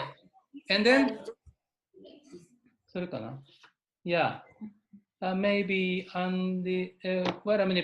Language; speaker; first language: English; non-native, learner; Japanese